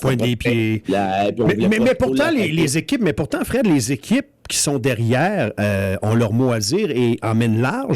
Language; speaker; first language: French; native; French